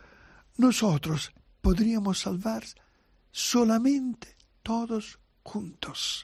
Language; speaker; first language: Spanish; non-native, fluent; Italian